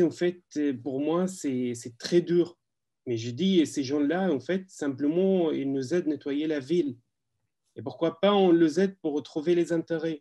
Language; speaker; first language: French; non-native, learner; Arabic